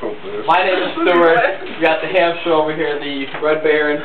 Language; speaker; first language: English; native; English